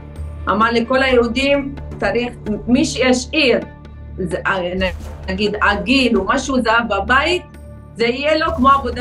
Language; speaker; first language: Hebrew; non-native, fluent; Arabic